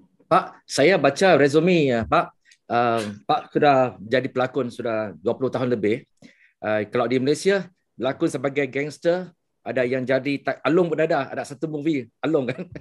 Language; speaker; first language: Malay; non-native, local second language; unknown